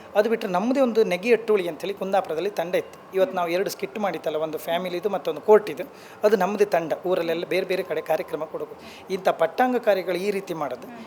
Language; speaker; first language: Kannada; native; Kannada